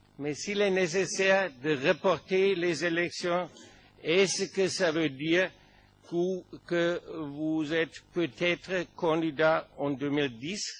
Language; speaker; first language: French; non-native, fluent; German